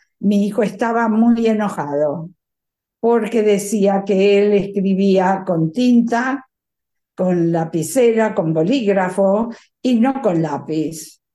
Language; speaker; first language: Spanish; native; Spanish